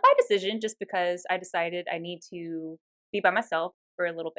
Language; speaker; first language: English; native; English